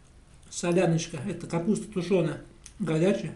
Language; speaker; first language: Russian; native; Russian